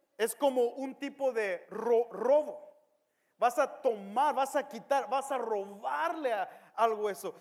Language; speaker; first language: Spanish; early bilingual, heritage; Spanish